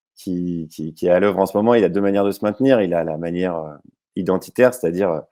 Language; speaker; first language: French; native; French